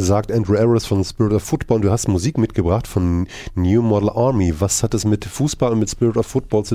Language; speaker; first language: German; native; German